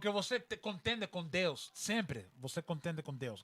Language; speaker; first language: Portuguese; non-native, learner; Spanish